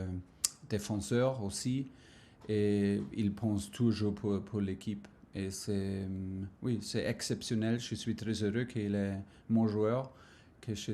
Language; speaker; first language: French; non-native, fluent; German